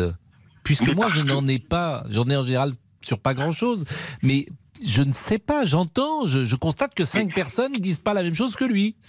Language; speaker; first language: French; native; French